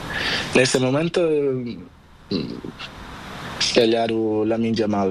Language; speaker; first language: Spanish; non-native, learner; Portuguese